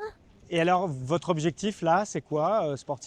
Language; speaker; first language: French; native; French